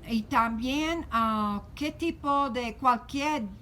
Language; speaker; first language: Spanish; non-native, learner; English